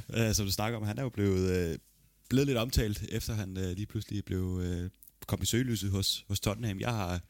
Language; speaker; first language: Danish; early bilingual, other home language; Italian